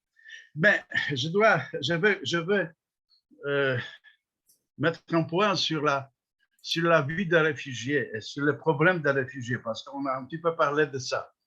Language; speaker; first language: French; non-native, fluent; Polish